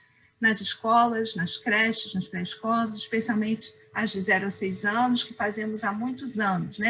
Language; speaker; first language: Portuguese; native; Portuguese